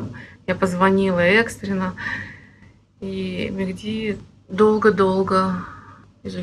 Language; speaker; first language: Russian; native; Russian